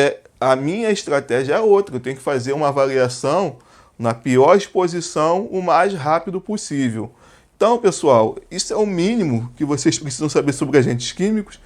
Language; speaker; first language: Portuguese; native; Portuguese